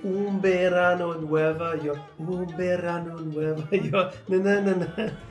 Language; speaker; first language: Spanish; non-native, fluent; English